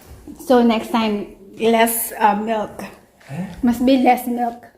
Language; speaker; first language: English; non-native, local second language; Filipino